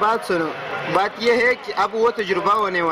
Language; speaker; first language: Hindi; non-native, local second language; Pashto